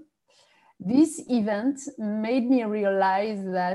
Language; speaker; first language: English; non-native, fluent; French